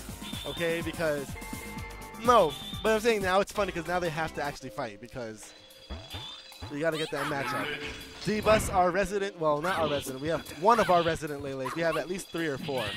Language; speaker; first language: English; native; English